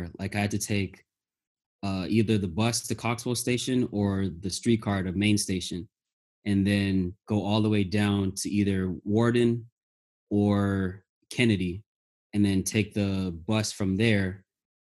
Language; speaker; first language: English; native; English